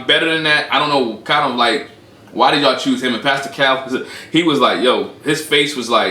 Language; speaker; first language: English; native; English